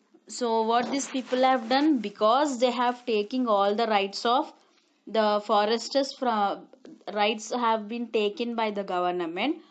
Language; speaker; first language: English; non-native, local second language; Telugu